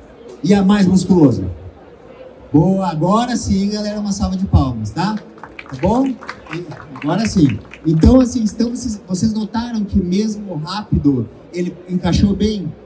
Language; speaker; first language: Portuguese; native; Portuguese